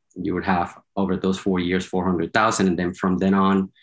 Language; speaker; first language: English; non-native, fluent; Spanish